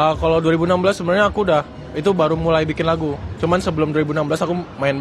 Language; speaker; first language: Indonesian; native; Indonesian